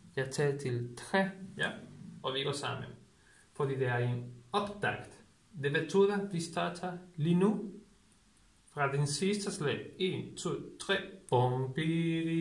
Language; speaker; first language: Danish; non-native, learner; Spanish